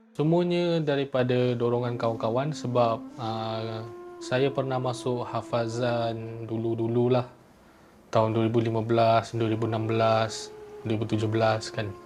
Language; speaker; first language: Malay; non-native, local second language; Chinese